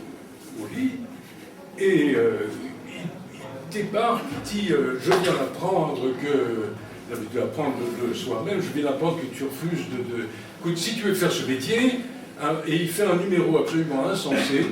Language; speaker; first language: French; native; French